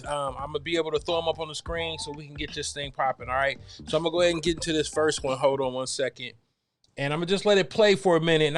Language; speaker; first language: English; native; English